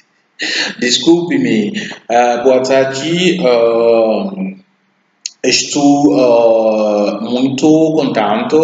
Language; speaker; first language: Portuguese; non-native, learner; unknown